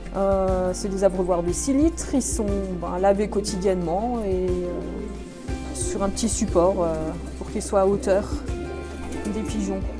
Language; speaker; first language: French; native; French